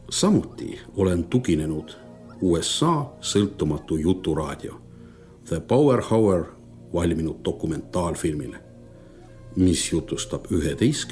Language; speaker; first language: Estonian; native; Estonian